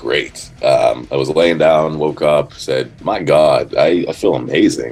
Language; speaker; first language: English; native; English